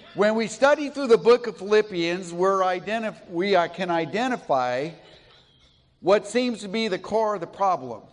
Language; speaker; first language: English; native; English